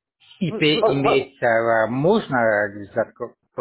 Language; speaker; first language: Russian; non-native, local second language; Tajik